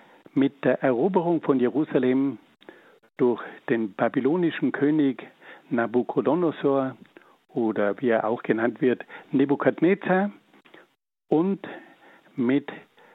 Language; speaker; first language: German; native; German